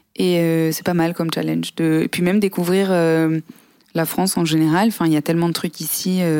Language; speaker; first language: French; native; French